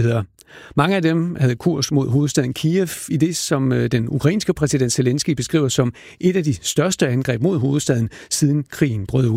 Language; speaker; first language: Danish; native; Danish